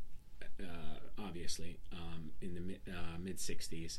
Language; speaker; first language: English; early bilingual, other home language; Serbian